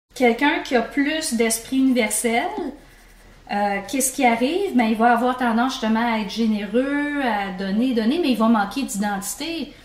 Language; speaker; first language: French; native; French